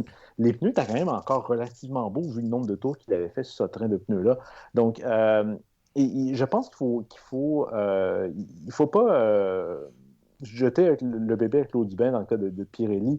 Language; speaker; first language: French; native; French